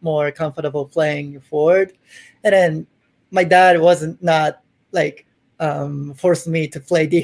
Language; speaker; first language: English; non-native, fluent; Japanese